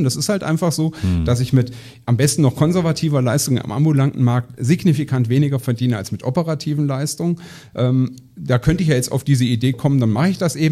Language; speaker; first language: German; native; German